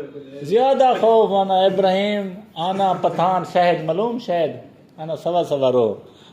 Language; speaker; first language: Arabic; non-native, learner; Urdu